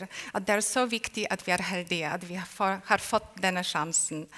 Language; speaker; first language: Norwegian; non-native, fluent; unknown